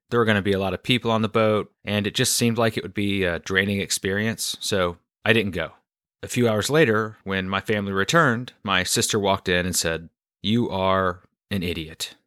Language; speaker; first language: English; native; English